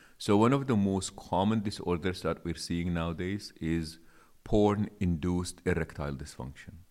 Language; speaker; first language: English; non-native, local second language; Arabic